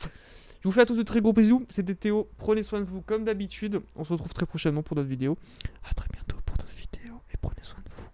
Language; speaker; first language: French; native; French